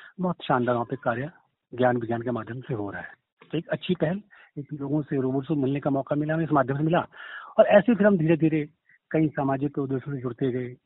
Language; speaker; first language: Hindi; native; Hindi